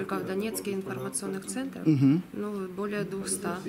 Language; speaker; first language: Russian; native; Russian